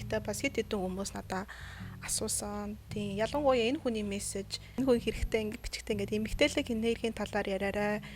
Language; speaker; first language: Mongolian; early bilingual, heritage; Mongolian